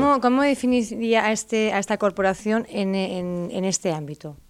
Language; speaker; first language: Spanish; native; Spanish